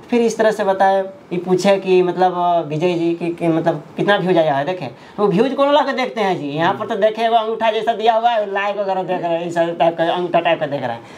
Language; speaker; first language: Hindi; native; Hindi